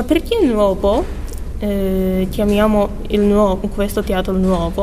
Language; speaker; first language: Italian; non-native, learner; Japanese